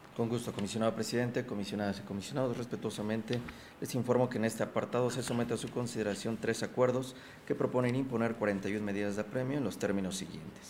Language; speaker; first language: Spanish; native; Spanish